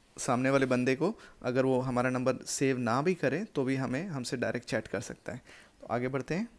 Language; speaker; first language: Hindi; native; Hindi